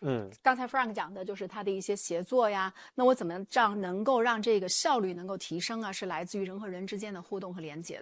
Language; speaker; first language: Chinese; native; Chinese